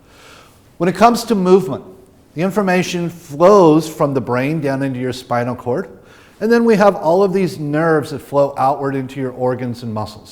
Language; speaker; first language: English; native; English